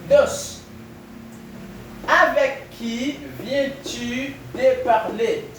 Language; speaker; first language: French; non-native, fluent; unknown